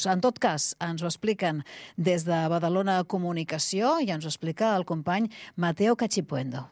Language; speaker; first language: Catalan; native; Catalan